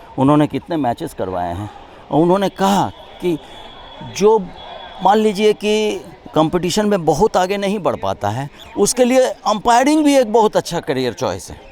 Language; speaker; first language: Hindi; native; Hindi